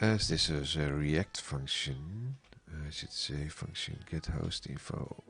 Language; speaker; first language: English; non-native, fluent; Dutch